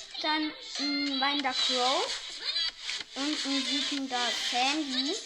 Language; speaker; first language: German; native; German